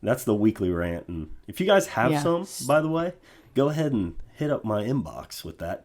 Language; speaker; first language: English; native; English